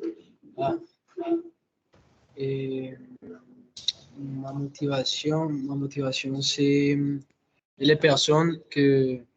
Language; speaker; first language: French; non-native, fluent; Spanish